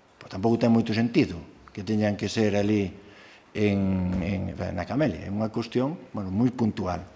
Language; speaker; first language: Galician; non-native, local second language; Spanish